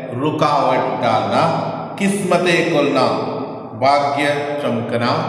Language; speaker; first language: Hindi; non-native, local second language; Kannada